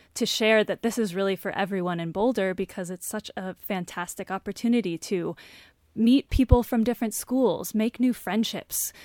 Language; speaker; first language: English; native; English